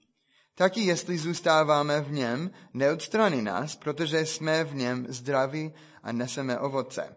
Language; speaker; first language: Czech; non-native, fluent; English